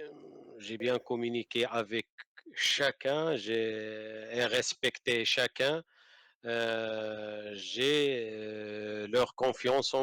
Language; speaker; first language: French; non-native, learner; Arabic